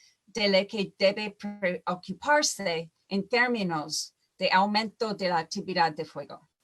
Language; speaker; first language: Spanish; non-native, fluent; English